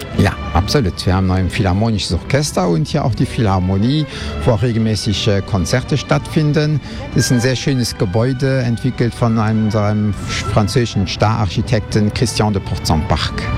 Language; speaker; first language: German; non-native, local second language; Luxembourgish